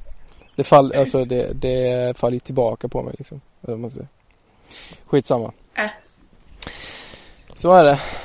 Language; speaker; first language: Swedish; native; Swedish